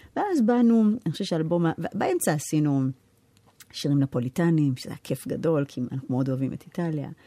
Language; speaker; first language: Hebrew; early bilingual, heritage; Hebrew